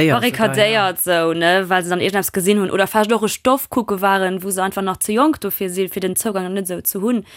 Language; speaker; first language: Luxembourgish; non-native, local second language; German